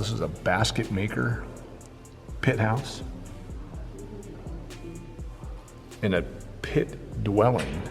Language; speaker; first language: English; native; English